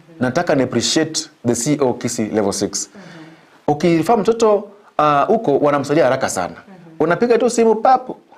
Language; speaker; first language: Swahili; non-native, local second language; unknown